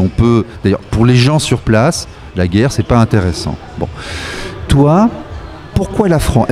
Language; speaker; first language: French; native; French